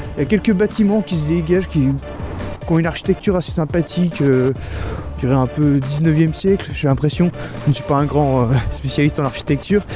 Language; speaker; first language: French; native; French